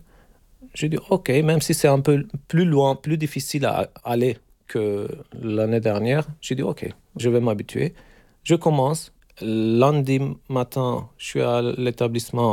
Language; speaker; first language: French; non-native, learner; Turkish